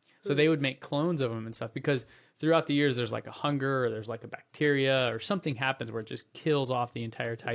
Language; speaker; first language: English; native; English